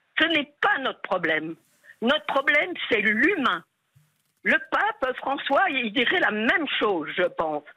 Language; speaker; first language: French; native; French